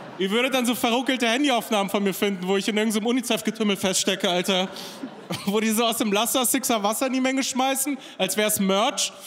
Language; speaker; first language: German; early bilingual, other home language; Persian